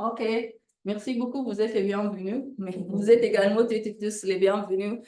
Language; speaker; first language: French; non-native, fluent; Arabic